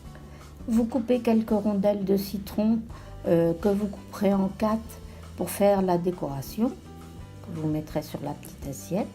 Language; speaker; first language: French; native; French